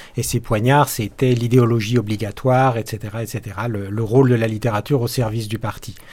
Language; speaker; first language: French; native; French